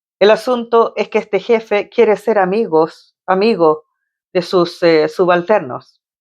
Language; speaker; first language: Spanish; native; Spanish